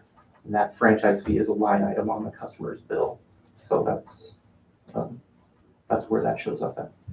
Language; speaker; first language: English; native; English